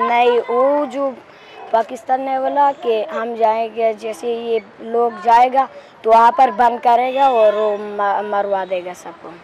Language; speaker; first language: Hindi; early bilingual, other home language; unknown